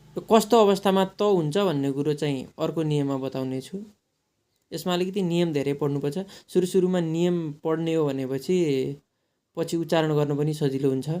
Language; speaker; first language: Nepali; native; Nepali